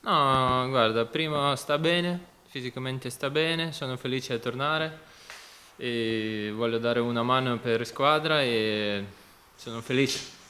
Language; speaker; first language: Italian; non-native, learner; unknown